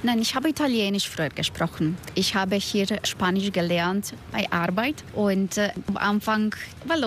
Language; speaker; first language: German; non-native, learner; Croatian